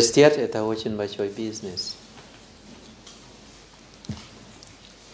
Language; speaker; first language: Russian; non-native, fluent; Thai